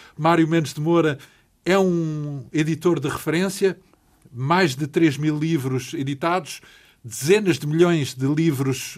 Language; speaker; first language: Portuguese; native; Portuguese